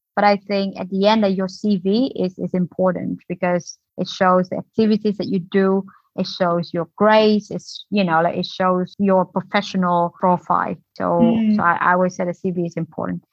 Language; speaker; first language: English; non-native, fluent; Vietnamese